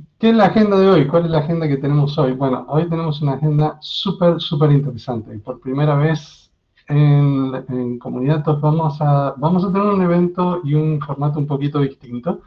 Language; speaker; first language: Spanish; native; Spanish